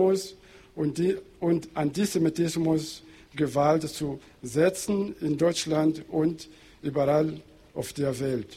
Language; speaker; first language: German; non-native, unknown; Portuguese